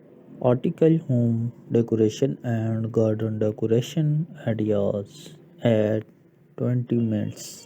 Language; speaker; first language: English; non-native, local second language; Urdu